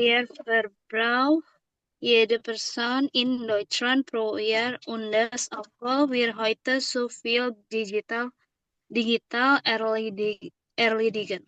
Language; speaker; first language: German; non-native, learner; Indonesian